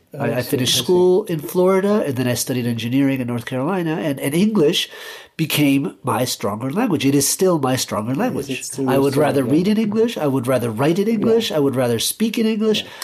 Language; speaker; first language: English; early bilingual, other home language; Spanish